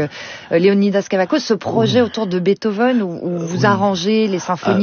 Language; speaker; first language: French; native; French